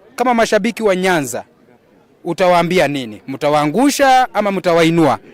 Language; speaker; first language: Swahili; non-native, local second language; Gusii